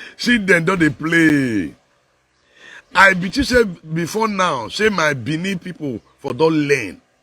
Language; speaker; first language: Nigerian Pidgin; non-native, local second language; Bini